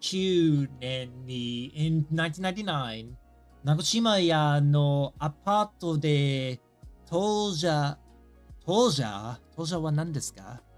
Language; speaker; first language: Japanese; non-native, learner; English